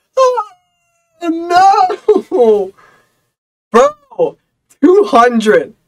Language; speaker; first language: English; native; English